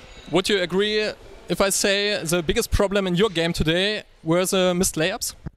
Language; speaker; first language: English; non-native, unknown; German